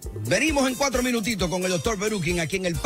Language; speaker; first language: Spanish; native; Spanish